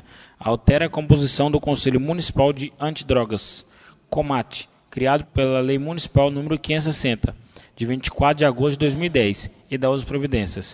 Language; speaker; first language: Portuguese; native; Portuguese